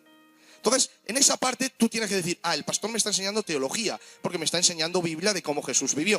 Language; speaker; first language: Spanish; native; Spanish